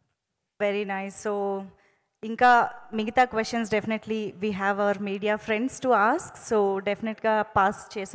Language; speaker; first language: Telugu; native; Telugu